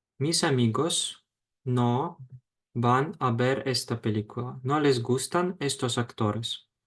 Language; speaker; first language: Spanish; non-native, fluent; Ukrainian